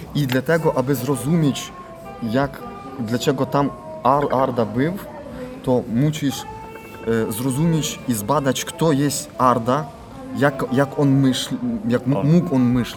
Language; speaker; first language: Polish; non-native, learner; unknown